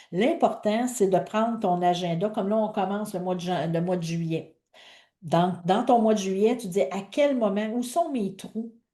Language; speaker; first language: French; native; French